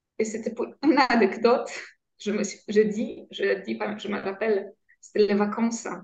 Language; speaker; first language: French; non-native, fluent; Polish